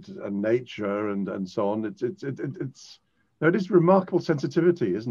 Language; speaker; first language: English; native; English